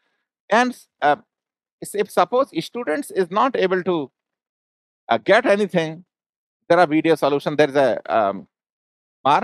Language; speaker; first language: English; non-native, local second language; Hindi